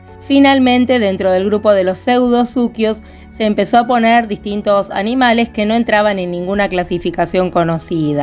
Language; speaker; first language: Spanish; native; Spanish